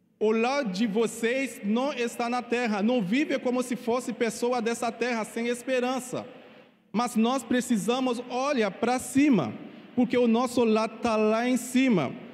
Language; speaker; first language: Portuguese; non-native, fluent; Haitian Creole